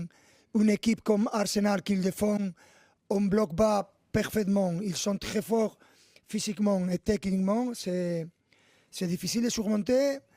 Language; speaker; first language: French; non-native, learner; Spanish